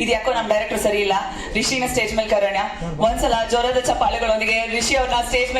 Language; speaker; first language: Kannada; native; Kannada